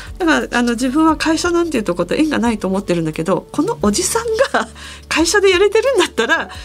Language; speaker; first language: Japanese; native; Japanese